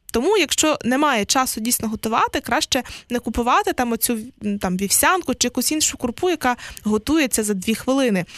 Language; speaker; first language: Ukrainian; native; Ukrainian